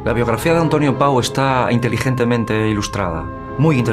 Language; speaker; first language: Spanish; native; Spanish